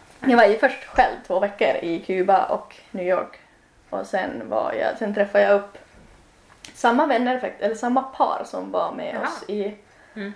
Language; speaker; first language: Swedish; non-native, local second language; Finnish